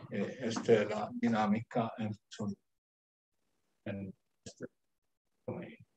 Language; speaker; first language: Spanish; non-native, learner; Italian